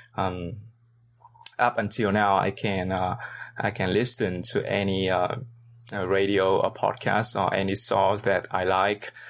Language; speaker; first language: English; non-native, learner; Vietnamese